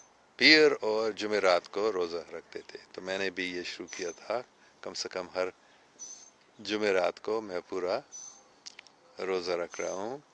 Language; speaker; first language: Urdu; non-native, fluent; English